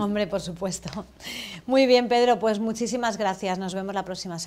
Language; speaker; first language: Spanish; native; Spanish